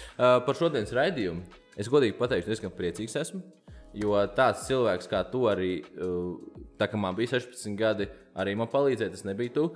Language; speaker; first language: Latvian; native; Latvian